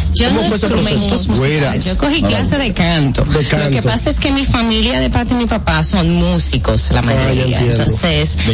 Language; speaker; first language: Spanish; early bilingual, heritage; Spanish